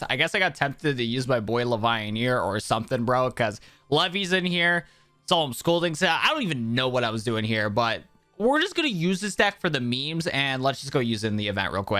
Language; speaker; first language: English; native; English